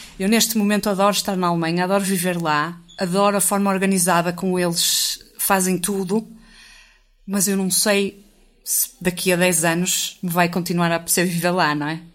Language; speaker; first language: Portuguese; native; Portuguese